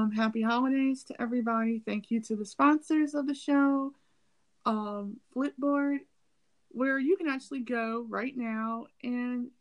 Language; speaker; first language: English; native; English